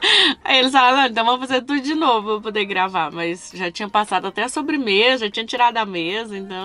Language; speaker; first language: Portuguese; native; Portuguese